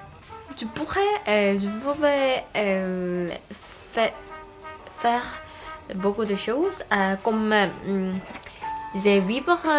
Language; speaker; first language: French; non-native, learner; Korean